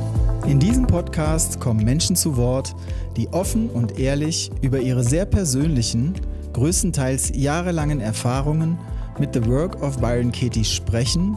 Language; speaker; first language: German; native; German